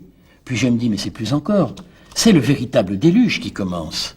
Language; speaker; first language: French; native; French